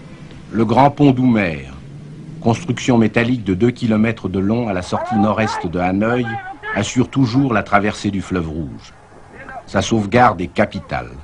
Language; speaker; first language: French; native; French